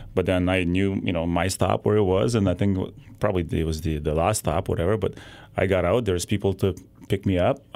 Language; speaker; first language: English; non-native, fluent; Lithuanian